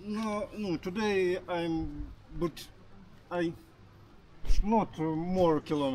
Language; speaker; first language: English; non-native, learner; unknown